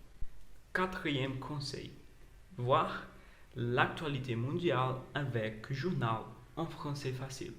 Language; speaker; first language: French; non-native, learner; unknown